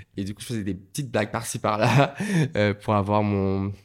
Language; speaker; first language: French; native; French